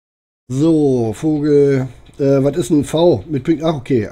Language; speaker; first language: German; native; German